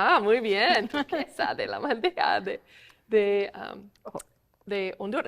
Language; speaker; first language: Spanish; non-native, fluent; English